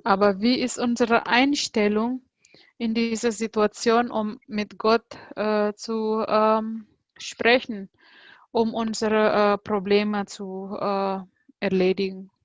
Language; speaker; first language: German; non-native, fluent; Indonesian